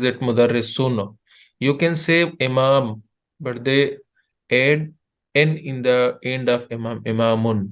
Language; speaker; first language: English; non-native, fluent; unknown